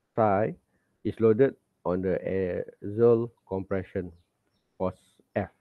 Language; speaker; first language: English; non-native, local second language; Malay